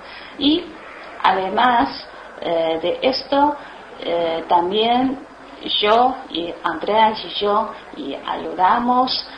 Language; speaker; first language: Spanish; non-native, learner; Chinese